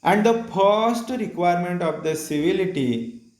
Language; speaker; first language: English; non-native, local second language; Marathi